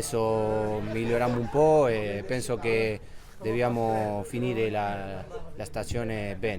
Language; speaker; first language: Italian; non-native, fluent; Spanish